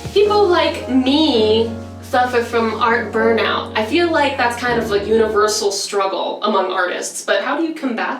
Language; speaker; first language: English; native; English